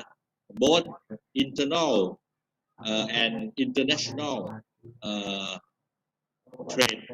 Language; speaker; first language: English; non-native, fluent; Thai